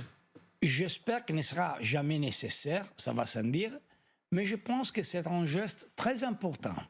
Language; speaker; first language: French; non-native, fluent; Italian